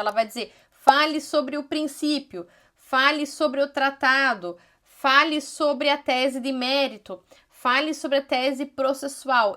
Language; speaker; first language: Portuguese; native; Portuguese